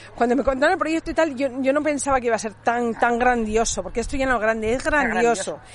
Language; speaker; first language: Spanish; non-native, fluent; Swedish